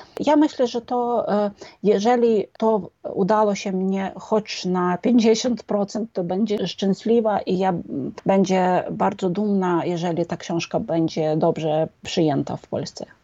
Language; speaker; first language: Polish; non-native, fluent; Ukrainian